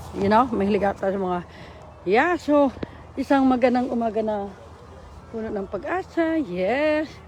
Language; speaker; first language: Filipino; native; Filipino